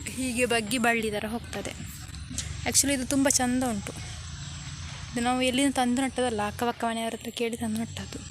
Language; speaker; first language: Kannada; non-native, local second language; Tulu